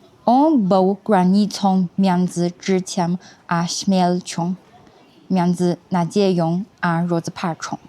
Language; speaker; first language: Polish; non-native, fluent; Chinese